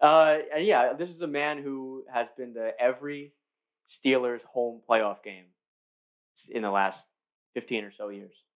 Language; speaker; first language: English; native; English